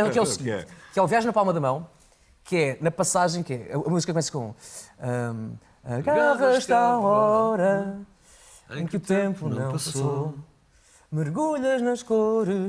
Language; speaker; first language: Portuguese; native; Portuguese